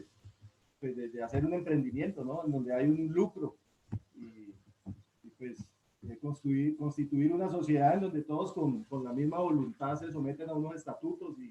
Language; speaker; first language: Spanish; native; Spanish